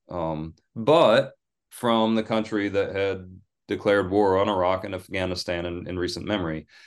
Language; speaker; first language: English; native; English